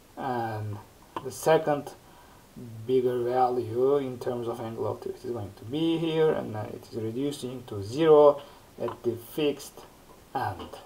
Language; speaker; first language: English; non-native, fluent; Turkish